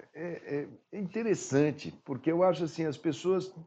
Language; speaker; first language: Portuguese; native; Portuguese